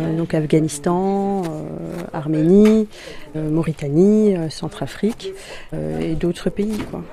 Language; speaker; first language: French; native; French